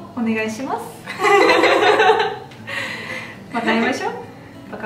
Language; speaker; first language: Japanese; non-native, fluent; Russian